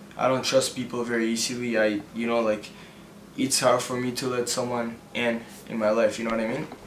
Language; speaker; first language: English; early bilingual, other home language; Spanish